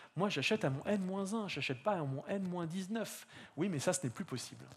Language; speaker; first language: French; native; French